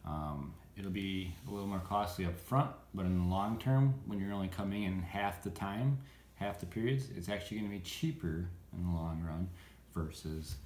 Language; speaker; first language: English; native; English